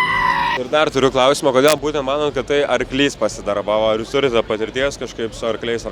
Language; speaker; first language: Lithuanian; native; Lithuanian